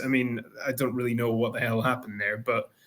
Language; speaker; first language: English; native; English